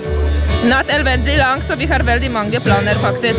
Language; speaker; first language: Norwegian; non-native, fluent; Polish